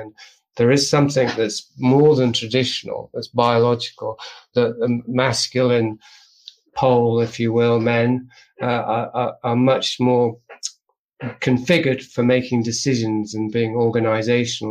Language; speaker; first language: English; native; English